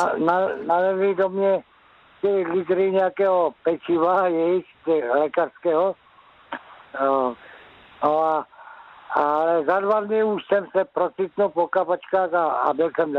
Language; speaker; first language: Czech; native; Czech